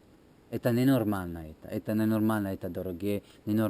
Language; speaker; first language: Russian; non-native, learner; Italian